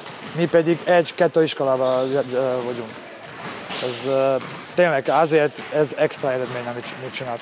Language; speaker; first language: Hungarian; non-native, learner; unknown